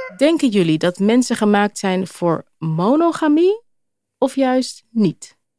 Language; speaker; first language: Dutch; native; Dutch